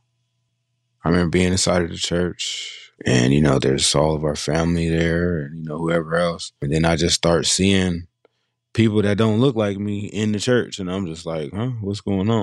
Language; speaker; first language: English; native; English